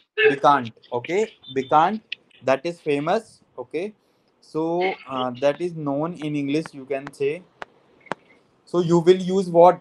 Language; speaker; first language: English; non-native, local second language; Hindi